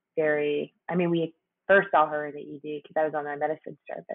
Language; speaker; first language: English; early bilingual, other home language; Spanish